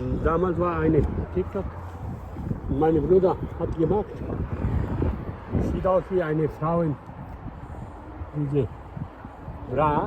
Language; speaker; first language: German; non-native, learner; Nepali